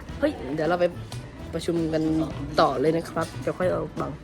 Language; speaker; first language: Thai; native; Thai